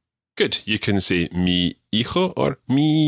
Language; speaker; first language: Spanish; non-native, fluent; English